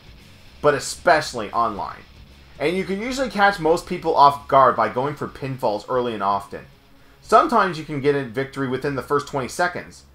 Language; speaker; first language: English; native; English